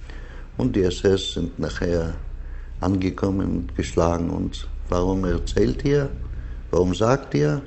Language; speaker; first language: German; non-native, learner; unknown